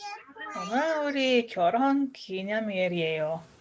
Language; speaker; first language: Korean; non-native, learner; English